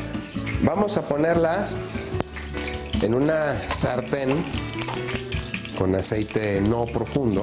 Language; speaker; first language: Spanish; native; Spanish